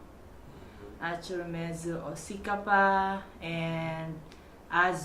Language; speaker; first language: Igbo; non-native, learner; Filipino